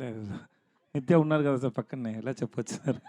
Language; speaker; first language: Telugu; non-native, learner; Tamil